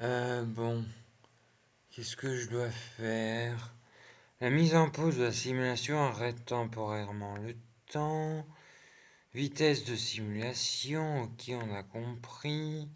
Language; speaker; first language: French; native; French